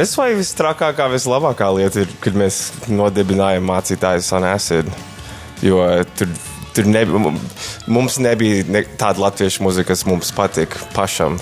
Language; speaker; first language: Latvian; early bilingual, heritage; Latvian